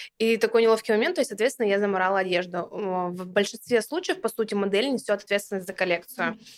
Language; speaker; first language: Russian; native; Russian